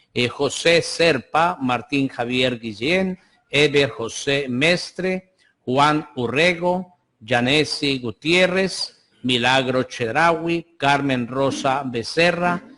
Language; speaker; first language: Spanish; native; Spanish